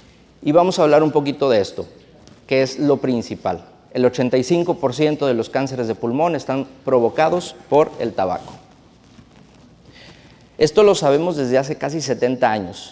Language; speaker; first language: Spanish; native; Spanish